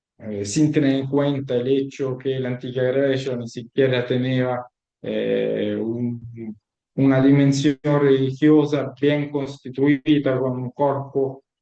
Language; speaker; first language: Spanish; non-native, learner; Italian